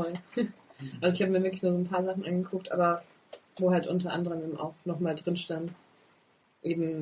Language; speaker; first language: German; native; German